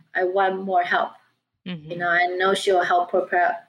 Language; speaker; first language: English; early bilingual, other home language; Chinese